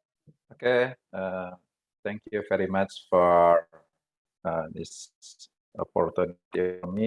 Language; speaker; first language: English; non-native, learner; Indonesian